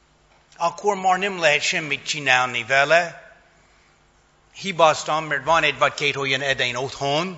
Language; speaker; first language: Hungarian; non-native, fluent; English